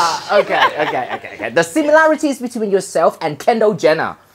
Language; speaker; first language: English; non-native, fluent; Thai